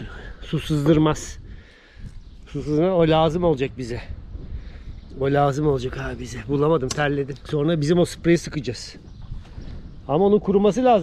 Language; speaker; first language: Turkish; native; Turkish